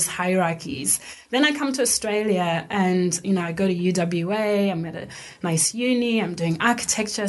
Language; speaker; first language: English; non-native, local second language; Shona